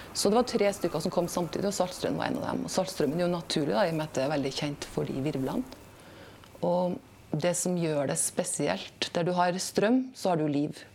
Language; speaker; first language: Norwegian; native; Norwegian